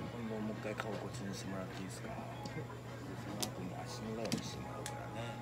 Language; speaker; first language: Japanese; native; Japanese